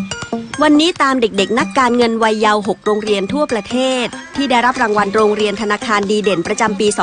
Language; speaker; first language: Thai; native; Thai